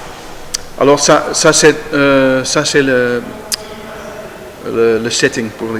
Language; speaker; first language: French; non-native, learner; Dutch